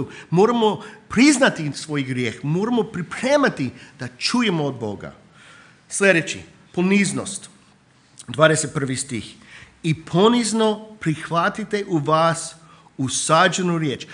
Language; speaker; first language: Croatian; non-native, fluent; English